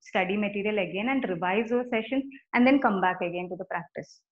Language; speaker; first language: English; non-native, local second language; Malayalam